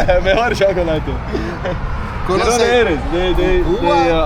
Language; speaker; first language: Spanish; non-native, learner; English